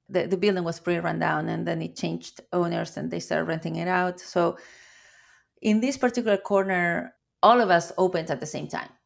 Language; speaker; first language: English; non-native, fluent; Spanish